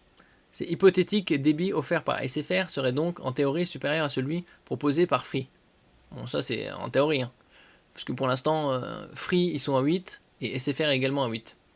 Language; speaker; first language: French; native; French